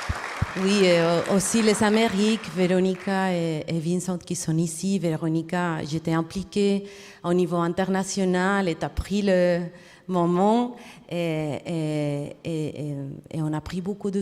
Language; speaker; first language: French; non-native, fluent; Spanish